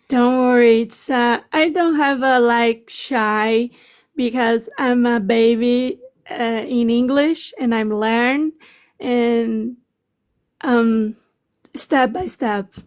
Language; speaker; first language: English; non-native, learner; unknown